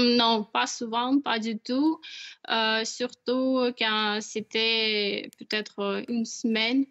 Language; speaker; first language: French; non-native, fluent; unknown